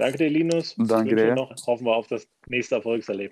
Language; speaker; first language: German; native; German